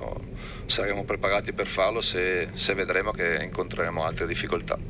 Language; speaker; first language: Italian; native; Italian